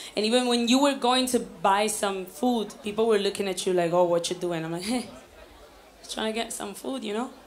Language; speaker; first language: English; early bilingual, other home language; Spanish